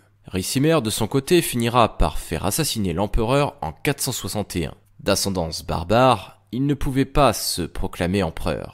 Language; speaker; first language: French; native; French